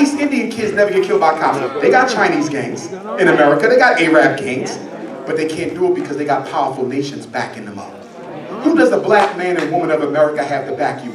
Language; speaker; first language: English; native; English